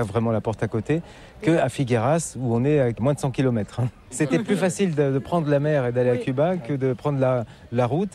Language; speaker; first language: French; native; French